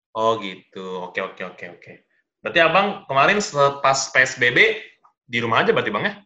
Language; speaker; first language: Indonesian; native; Indonesian